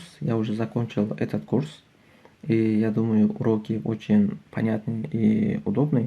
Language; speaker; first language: Russian; non-native, learner; Uzbek